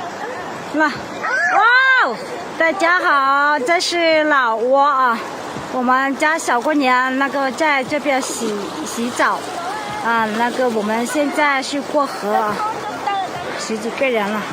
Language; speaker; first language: Chinese; non-native, fluent; Hmong